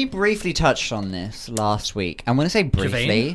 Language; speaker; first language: English; native; English